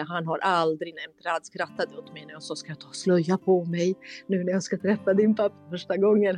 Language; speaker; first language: Swedish; non-native, fluent; Bosnian